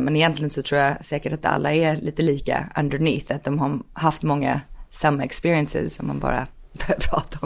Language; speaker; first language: Swedish; early bilingual, heritage; Swedish